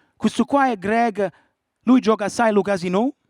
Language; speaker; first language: Italian; early bilingual, other home language; English